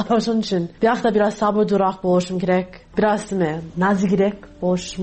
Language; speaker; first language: Kyrgyz; non-native, fluent; English